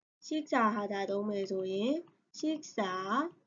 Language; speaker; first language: Korean; non-native, fluent; Burmese